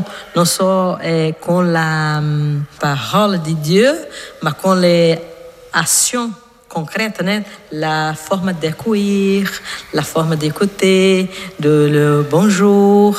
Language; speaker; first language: French; non-native, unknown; Portuguese